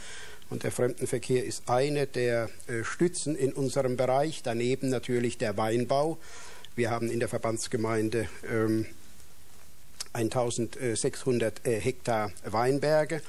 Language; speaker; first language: German; native; German